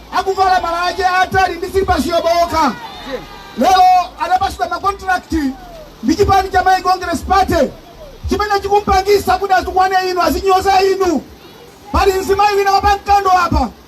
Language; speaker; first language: Nyanja; native; Nyanja